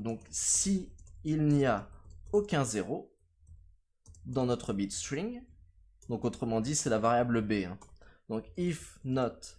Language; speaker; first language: French; native; French